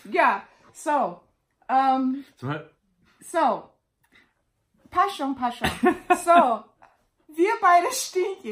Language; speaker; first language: German; non-native, learner; English